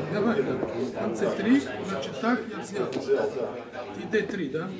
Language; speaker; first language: Russian; non-native, learner; Serbian